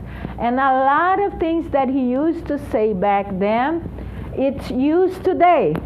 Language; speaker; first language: English; non-native, fluent; Portuguese